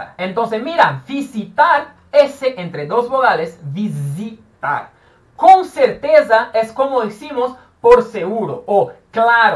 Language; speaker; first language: Spanish; non-native, fluent; Portuguese